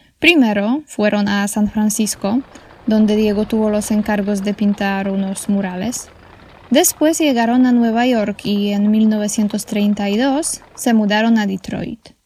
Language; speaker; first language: Spanish; non-native, fluent; Polish